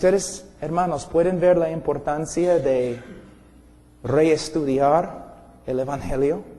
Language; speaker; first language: Spanish; non-native, fluent; English